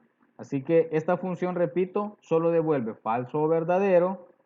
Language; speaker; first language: Spanish; native; Spanish